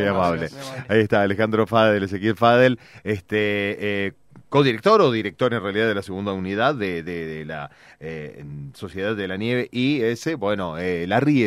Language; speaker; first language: Spanish; native; Spanish